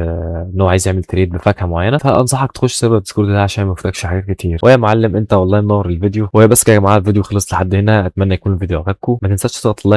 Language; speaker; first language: Arabic; native; Arabic